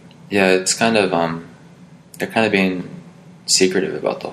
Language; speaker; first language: English; native; English